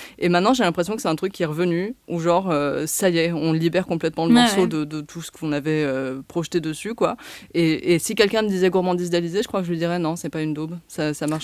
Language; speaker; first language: French; native; French